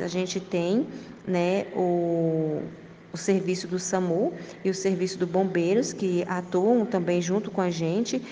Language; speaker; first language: Portuguese; native; Portuguese